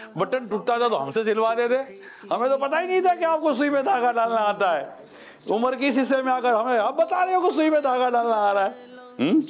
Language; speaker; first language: Urdu; native; Urdu